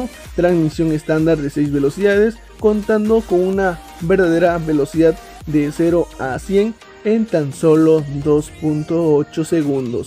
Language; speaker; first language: Spanish; native; Spanish